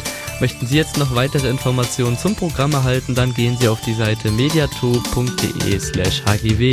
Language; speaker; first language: German; native; German